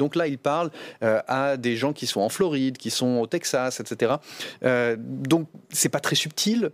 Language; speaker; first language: French; native; French